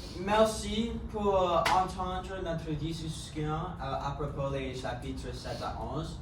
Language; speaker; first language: French; non-native, learner; English